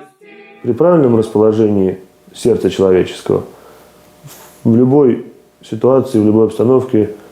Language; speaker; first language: Russian; native; Russian